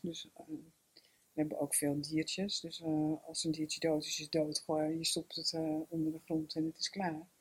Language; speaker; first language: Dutch; native; Dutch